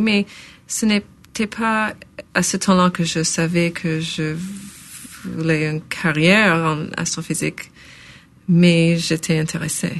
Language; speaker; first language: French; non-native, local second language; English